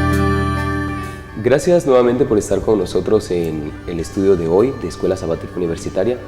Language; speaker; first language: Spanish; native; Spanish